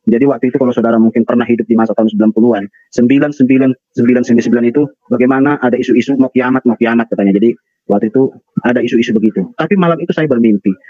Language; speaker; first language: Indonesian; native; Indonesian